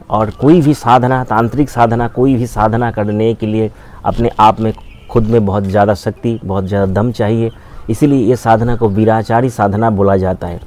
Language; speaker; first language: Hindi; non-native, local second language; Bangla